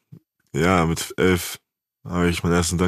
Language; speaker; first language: German; native; German